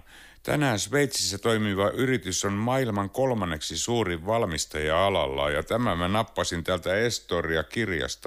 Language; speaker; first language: Finnish; native; Finnish